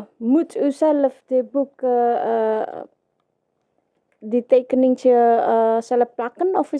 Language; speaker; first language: Dutch; non-native, learner; Indonesian